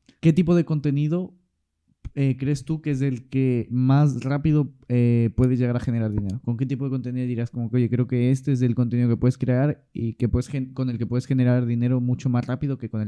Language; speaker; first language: Spanish; native; Spanish